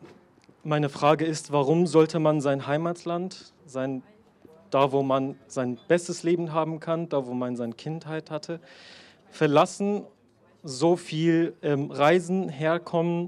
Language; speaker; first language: German; non-native, learner; Persian